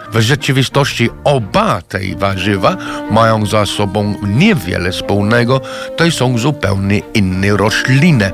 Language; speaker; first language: Polish; non-native, fluent; English